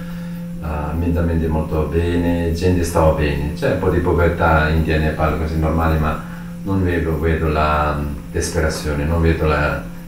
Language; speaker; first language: Italian; non-native, learner; Tibetan